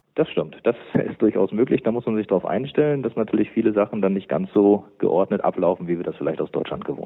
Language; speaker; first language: German; native; German